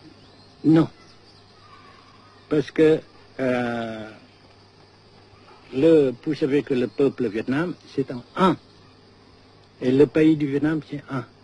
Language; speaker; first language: French; non-native, local second language; Vietnamese